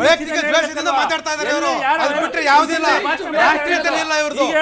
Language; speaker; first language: Kannada; native; Kannada